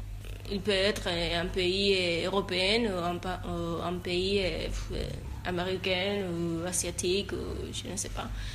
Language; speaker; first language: French; non-native, learner; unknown